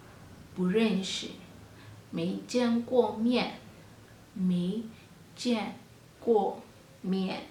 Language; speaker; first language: Chinese; non-native, fluent; Kalenjin